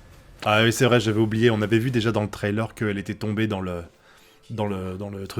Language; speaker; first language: French; native; French